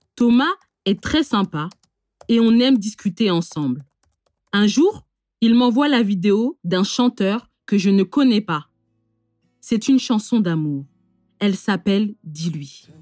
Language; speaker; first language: French; native; French